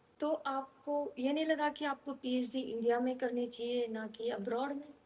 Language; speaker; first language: Hindi; native; Hindi